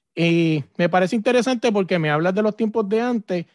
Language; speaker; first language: Spanish; native; Spanish